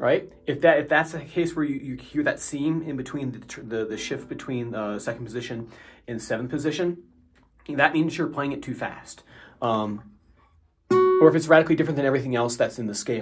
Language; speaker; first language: English; native; English